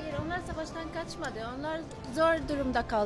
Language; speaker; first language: Turkish; non-native, fluent; Arabic